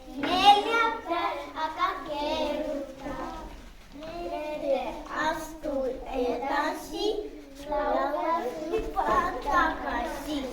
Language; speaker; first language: Estonian; non-native, local second language; Russian